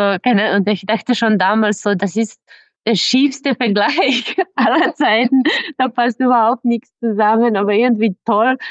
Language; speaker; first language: German; non-native, fluent; Serbian